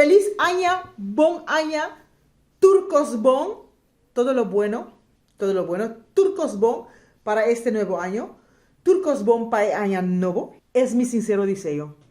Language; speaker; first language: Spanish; non-native, local second language; Papiamento